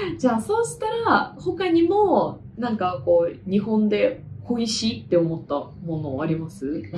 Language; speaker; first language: Japanese; native; Japanese